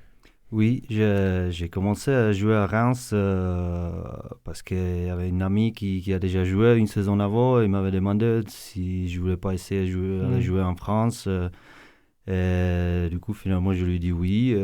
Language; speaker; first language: French; non-native, fluent; Czech